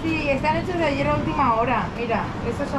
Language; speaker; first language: Spanish; native; Spanish